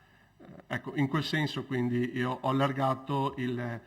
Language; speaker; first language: Italian; native; Italian